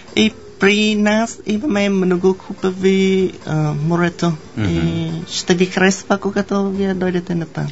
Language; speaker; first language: Bulgarian; non-native, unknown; Vietnamese